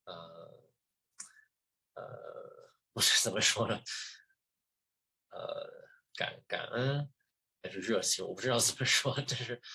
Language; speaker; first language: Chinese; early bilingual, heritage; Chinese